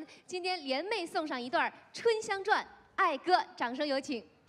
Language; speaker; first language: Chinese; native; Chinese